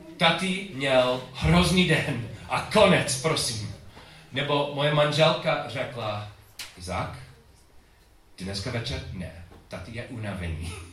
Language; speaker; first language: Czech; non-native, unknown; English